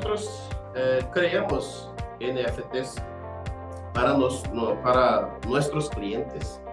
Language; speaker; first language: Spanish; non-native, fluent; Portuguese